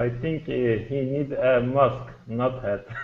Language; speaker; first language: English; non-native, learner; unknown